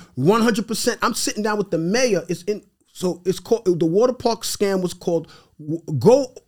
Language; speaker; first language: English; early bilingual, other home language; Haitian Creole